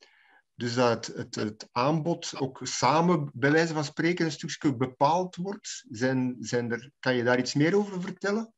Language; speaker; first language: Dutch; native; Dutch